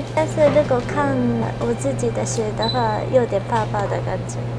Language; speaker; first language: Chinese; non-native, learner; Japanese